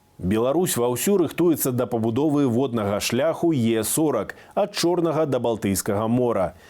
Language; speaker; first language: Belarusian; native; Belarusian